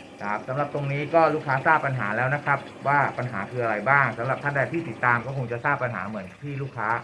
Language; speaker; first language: Thai; native; Thai